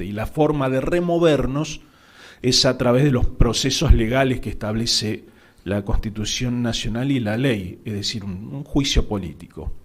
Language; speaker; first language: Spanish; native; Spanish